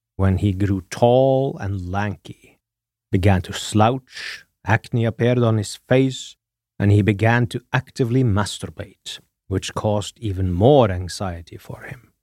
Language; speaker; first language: English; non-native, fluent; Norwegian